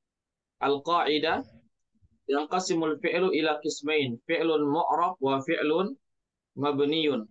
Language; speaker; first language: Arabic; non-native, fluent; Indonesian